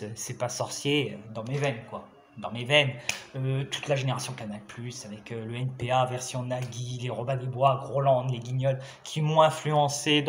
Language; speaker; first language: French; native; French